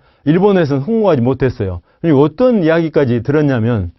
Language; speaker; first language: Korean; native; Korean